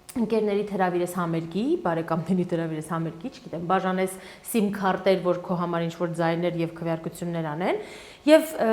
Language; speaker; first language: Armenian; early bilingual, heritage; Armenian